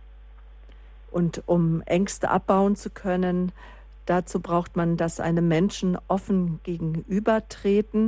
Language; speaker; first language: German; native; German